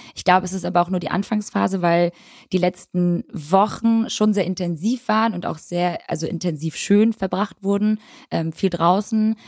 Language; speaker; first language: German; early bilingual, other home language; Albanian